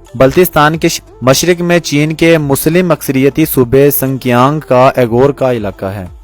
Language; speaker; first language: Urdu; non-native, local second language; Balti